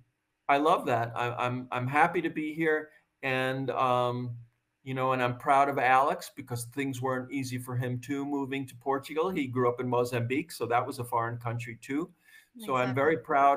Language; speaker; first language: English; native; English